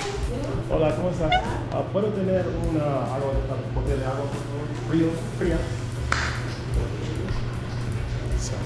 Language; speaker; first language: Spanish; non-native, learner; English